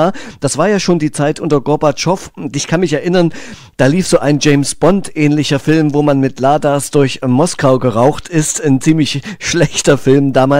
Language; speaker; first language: German; native; German